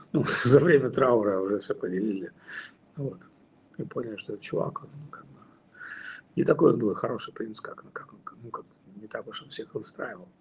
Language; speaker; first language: Russian; native; Russian